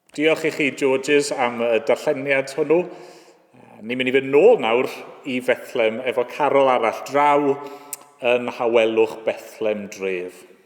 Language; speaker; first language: Welsh; native; Welsh